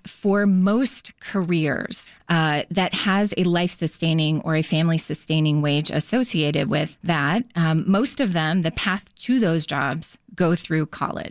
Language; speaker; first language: English; native; English